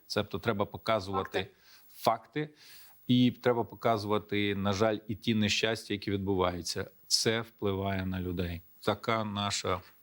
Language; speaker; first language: Ukrainian; early bilingual, heritage; Ukrainian